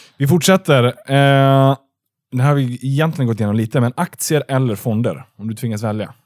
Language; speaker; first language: Swedish; native; Swedish